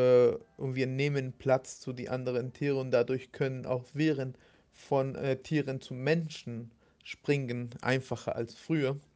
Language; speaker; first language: German; non-native, fluent; Spanish